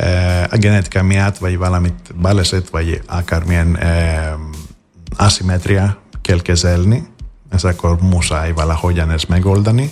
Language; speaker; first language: Hungarian; non-native, fluent; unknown